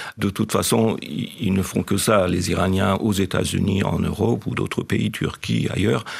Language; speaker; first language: French; non-native, fluent; Persian